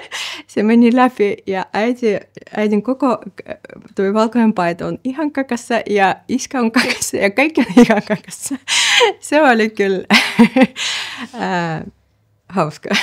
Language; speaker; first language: Finnish; non-native, fluent; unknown